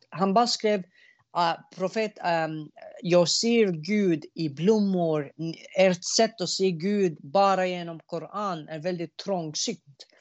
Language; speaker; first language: Swedish; early bilingual, other home language; Arabic